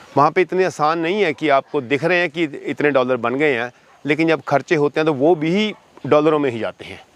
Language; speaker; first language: Hindi; non-native, local second language; Punjabi